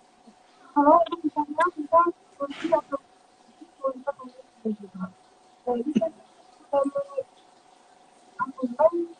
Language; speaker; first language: Indonesian; non-native, learner; Turkish